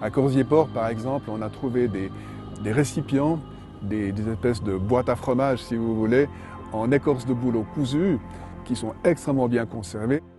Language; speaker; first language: French; native; French